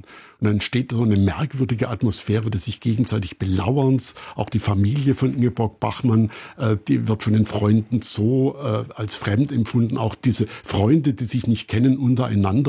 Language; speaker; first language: German; native; German